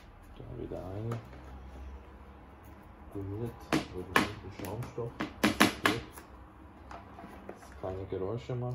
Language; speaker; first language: German; native; German